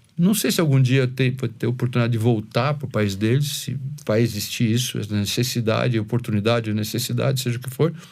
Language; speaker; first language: Portuguese; native; Portuguese